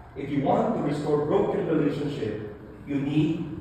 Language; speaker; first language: English; non-native, local second language; Filipino